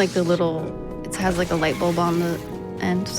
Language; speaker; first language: English; native; English